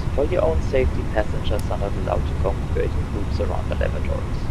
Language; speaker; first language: English; non-native, fluent; German